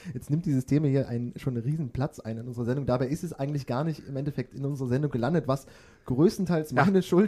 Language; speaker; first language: German; native; German